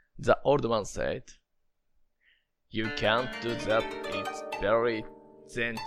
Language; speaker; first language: English; non-native, learner; Japanese